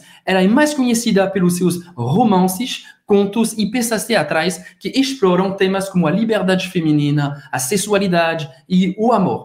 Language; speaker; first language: Portuguese; non-native, fluent; French